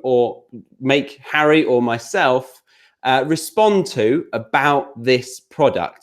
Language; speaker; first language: English; native; English